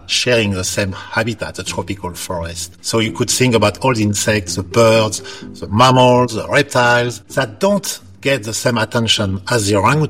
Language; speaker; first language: English; non-native, fluent; French